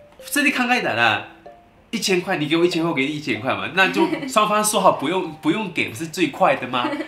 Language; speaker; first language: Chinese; native; Chinese